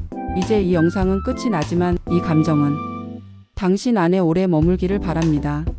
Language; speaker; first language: Korean; native; Korean